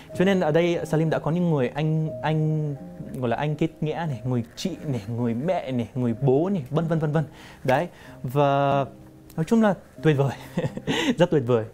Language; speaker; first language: Vietnamese; non-native, fluent; Arabic